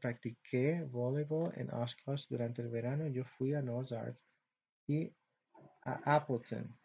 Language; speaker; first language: Spanish; non-native, fluent; English